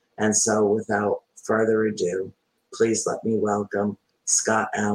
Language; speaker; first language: English; native; English